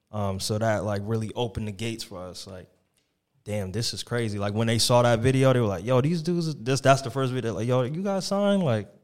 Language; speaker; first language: English; native; English